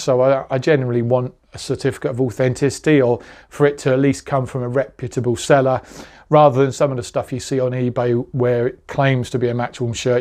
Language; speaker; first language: English; native; English